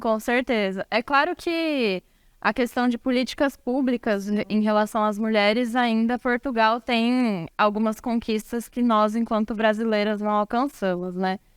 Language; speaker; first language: Portuguese; native; Portuguese